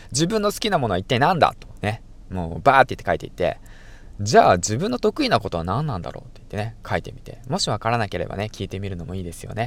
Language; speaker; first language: Japanese; native; Japanese